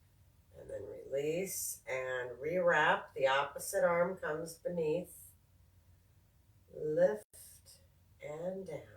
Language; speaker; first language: English; native; English